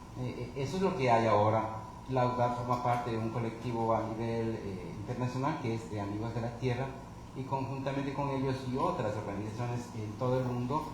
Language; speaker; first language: Spanish; native; Spanish